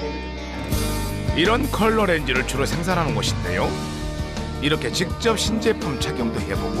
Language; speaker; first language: Korean; native; Korean